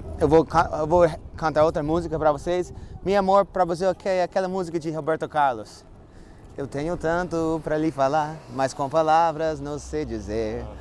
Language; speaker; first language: Portuguese; non-native, fluent; English